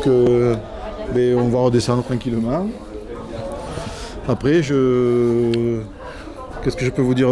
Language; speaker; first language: French; native; French